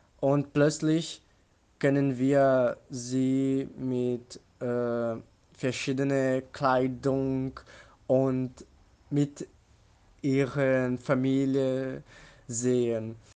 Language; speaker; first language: German; non-native, learner; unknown